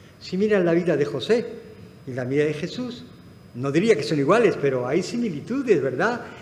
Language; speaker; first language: Spanish; non-native, fluent; Arabic